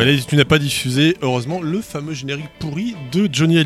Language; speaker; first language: French; native; French